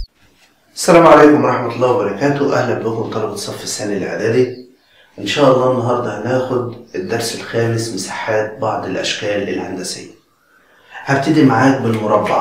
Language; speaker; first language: Arabic; native; Arabic